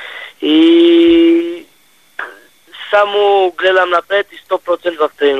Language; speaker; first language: Bulgarian; non-native, learner; Hebrew